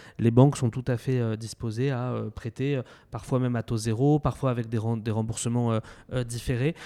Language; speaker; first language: French; native; French